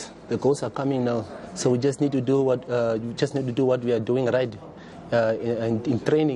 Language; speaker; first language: English; non-native, local second language; Zulu